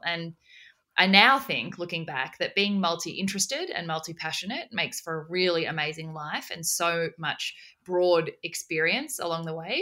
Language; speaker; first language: English; native; English